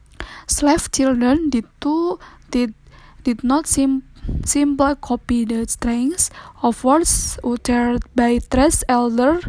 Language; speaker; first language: English; non-native, learner; Indonesian